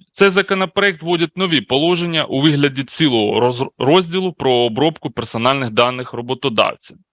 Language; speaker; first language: Ukrainian; native; Ukrainian